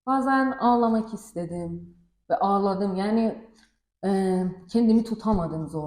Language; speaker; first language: Turkish; non-native, learner; Persian